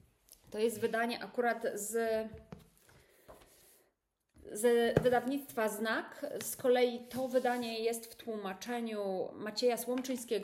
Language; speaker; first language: Polish; native; Polish